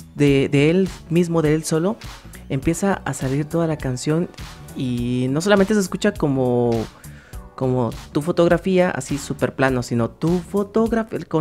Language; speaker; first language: Spanish; native; Spanish